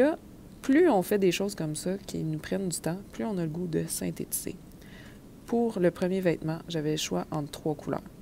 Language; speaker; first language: French; native; French